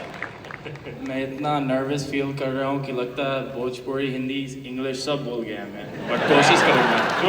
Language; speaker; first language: Hindi; early bilingual, other home language; English